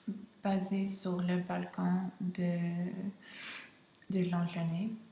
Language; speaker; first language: French; non-native, local second language; English